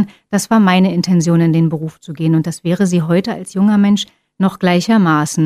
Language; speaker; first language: German; native; German